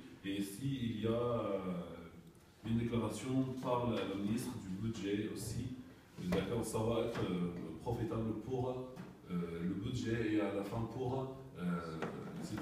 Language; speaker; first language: French; non-native, learner; Arabic